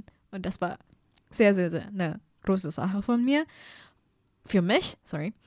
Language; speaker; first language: German; non-native, fluent; Indonesian